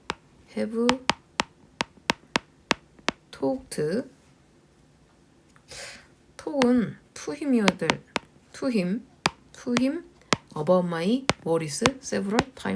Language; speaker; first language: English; non-native, fluent; Korean